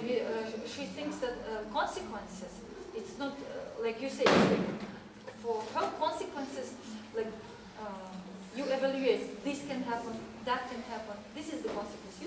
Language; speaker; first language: English; non-native, fluent; Russian